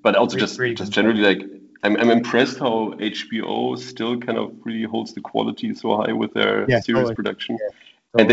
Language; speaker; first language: English; non-native, fluent; German